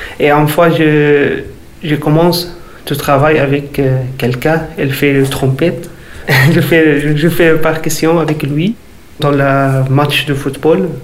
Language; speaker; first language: French; non-native, learner; Arabic